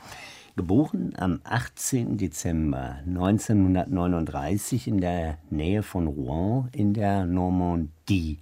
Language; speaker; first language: German; native; German